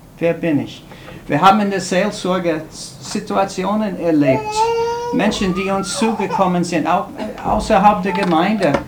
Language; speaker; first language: German; non-native, fluent; English